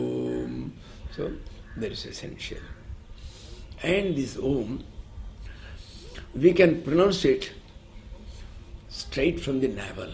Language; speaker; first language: English; non-native, local second language; Tamil